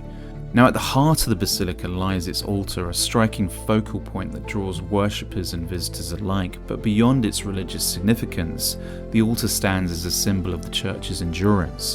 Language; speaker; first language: English; native; English